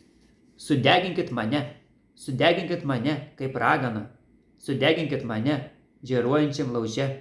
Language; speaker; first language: Lithuanian; native; Lithuanian